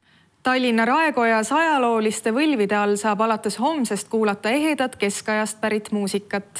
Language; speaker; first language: Estonian; native; Estonian